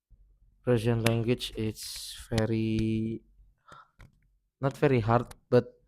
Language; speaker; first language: English; non-native, learner; Indonesian